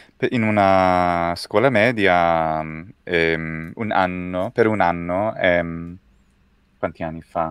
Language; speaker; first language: Italian; non-native, fluent; English